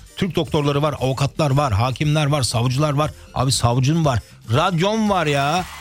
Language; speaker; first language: Turkish; early bilingual, heritage; Turkish